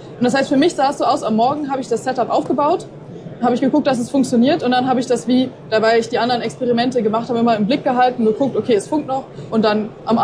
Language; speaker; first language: German; native; German